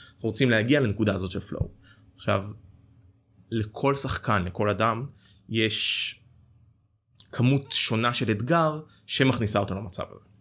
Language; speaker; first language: Hebrew; native; Hebrew